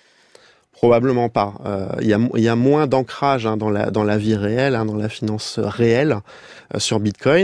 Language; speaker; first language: French; native; French